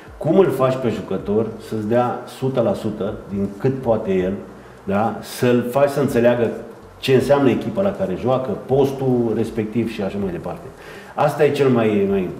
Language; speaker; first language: Romanian; native; Romanian